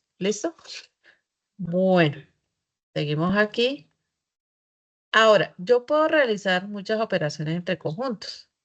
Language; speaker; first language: Spanish; native; Spanish